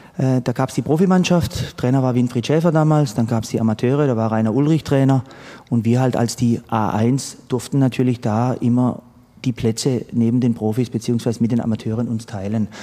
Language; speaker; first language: German; early bilingual, other home language; Croatian